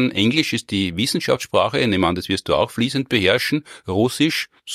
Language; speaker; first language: German; native; German